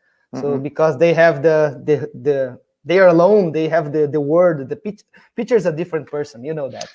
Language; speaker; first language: English; non-native, fluent; Portuguese